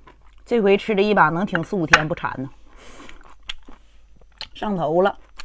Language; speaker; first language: Chinese; native; Chinese